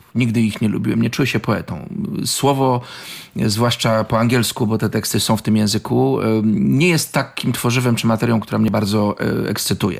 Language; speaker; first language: Polish; native; Polish